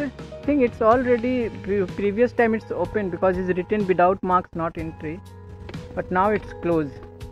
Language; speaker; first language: English; non-native, local second language; Hindi